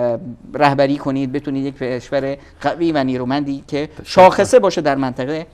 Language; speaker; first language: Persian; native; Persian